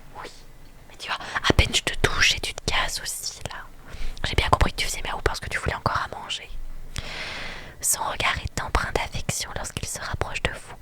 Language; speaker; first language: French; native; French